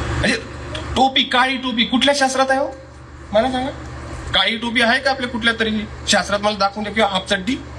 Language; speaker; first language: Marathi; non-native, local second language; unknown